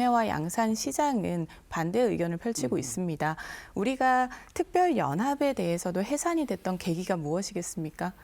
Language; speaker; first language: Korean; native; Korean